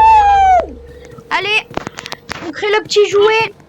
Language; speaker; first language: French; native; French